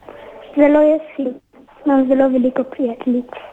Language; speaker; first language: Slovenian; early bilingual, heritage; English